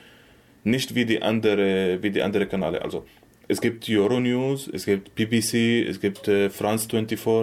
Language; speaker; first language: German; non-native, learner; Arabic